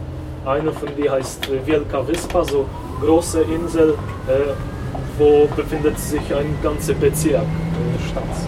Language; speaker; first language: German; non-native, fluent; Polish